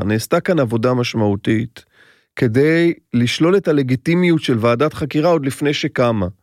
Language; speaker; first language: Hebrew; native; Hebrew